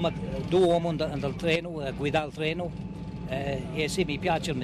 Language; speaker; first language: Italian; early bilingual, heritage; Italian